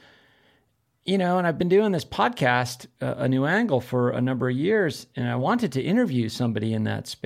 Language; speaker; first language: English; native; English